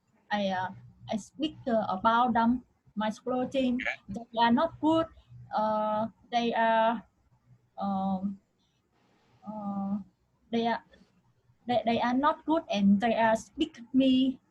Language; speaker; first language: English; non-native, learner; Vietnamese